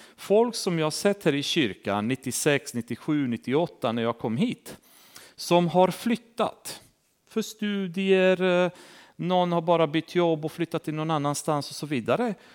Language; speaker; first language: Swedish; non-native, fluent; Romanian